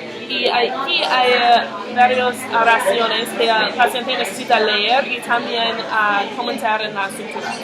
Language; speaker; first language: Spanish; non-native, learner; English